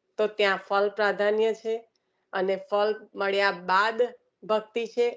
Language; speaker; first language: Gujarati; early bilingual, heritage; Gujarati